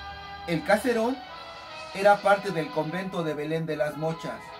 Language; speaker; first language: Spanish; native; Spanish